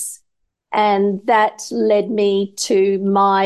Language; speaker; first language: English; native; English